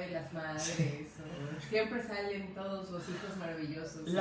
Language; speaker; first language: Spanish; native; Spanish